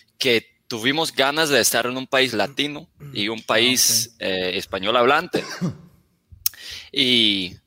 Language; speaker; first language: Spanish; non-native, fluent; English